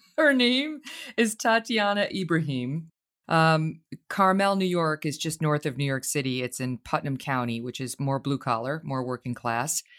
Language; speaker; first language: English; native; English